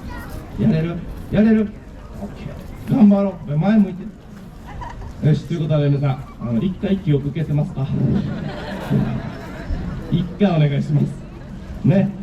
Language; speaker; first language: Japanese; native; Japanese